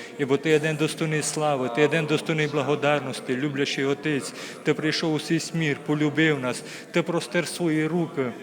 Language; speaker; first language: Ukrainian; native; Ukrainian